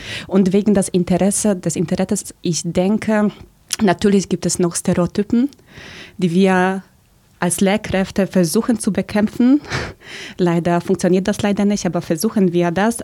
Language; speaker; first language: German; early bilingual, other home language; Polish